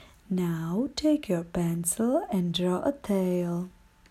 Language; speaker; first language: English; non-native, fluent; Czech